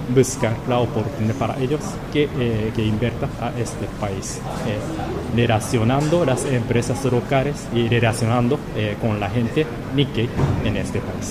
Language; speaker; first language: Spanish; non-native, learner; Japanese